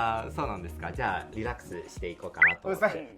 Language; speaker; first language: Japanese; non-native, fluent; Chinese